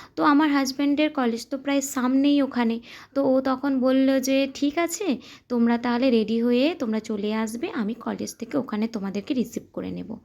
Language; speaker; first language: Bangla; non-native, local second language; Santali